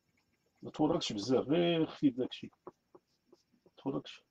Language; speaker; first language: Arabic; native; Arabic